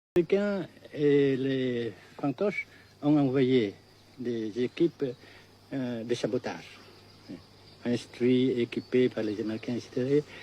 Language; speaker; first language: French; non-native, fluent; Vietnamese